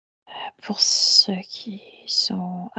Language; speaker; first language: French; non-native, fluent; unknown